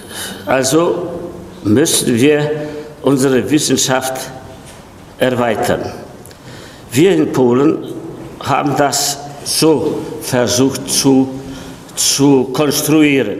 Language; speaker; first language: German; non-native, fluent; Polish